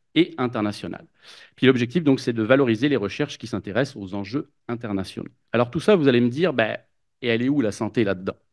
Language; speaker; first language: French; native; French